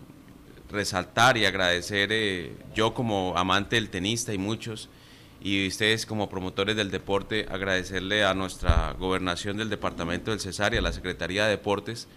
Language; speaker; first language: Spanish; native; Spanish